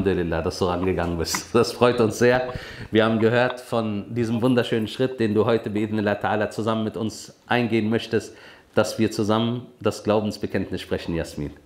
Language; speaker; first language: German; native; German